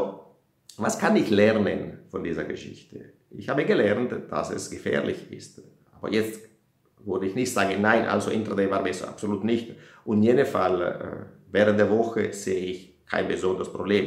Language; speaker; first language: German; non-native, fluent; Italian